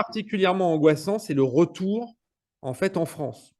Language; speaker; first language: French; native; French